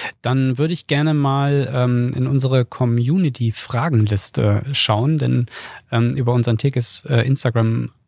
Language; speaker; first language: German; native; German